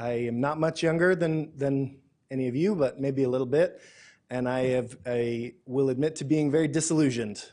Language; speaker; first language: English; native; English